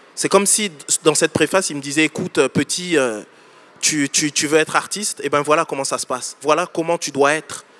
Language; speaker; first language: French; native; French